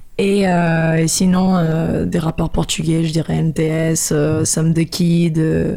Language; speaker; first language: French; non-native, fluent; Portuguese